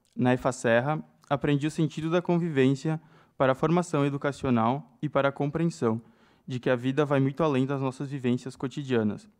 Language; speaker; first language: Portuguese; native; Portuguese